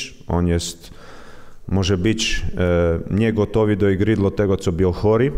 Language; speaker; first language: Polish; non-native, learner; Croatian